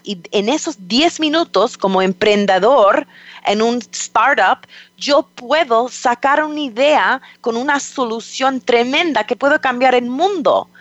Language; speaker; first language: Spanish; non-native, fluent; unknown